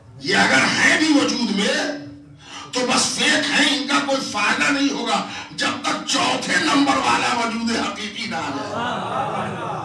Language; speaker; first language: Urdu; native; Urdu